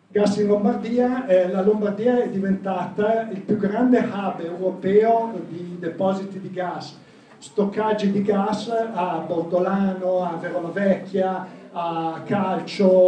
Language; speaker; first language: Italian; native; Italian